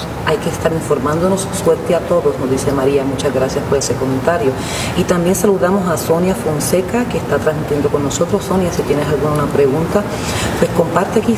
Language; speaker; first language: Spanish; native; Spanish